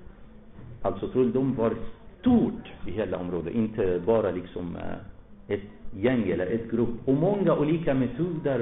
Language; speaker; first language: Swedish; non-native, fluent; Arabic